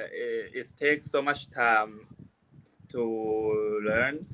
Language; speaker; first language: English; non-native, learner; Thai